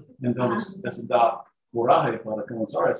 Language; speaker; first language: Spanish; non-native, learner; English